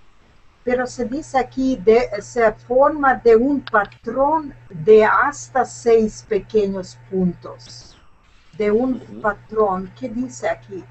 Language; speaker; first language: Spanish; non-native, learner; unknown